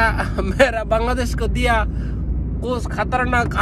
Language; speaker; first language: Hindi; non-native, learner; Bangla